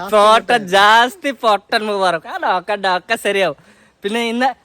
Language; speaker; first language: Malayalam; non-native, learner; Bangla